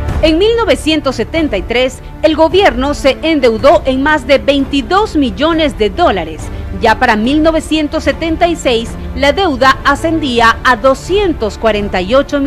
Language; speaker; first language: Spanish; native; Spanish